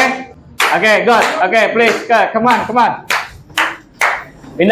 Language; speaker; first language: English; non-native, learner; Indonesian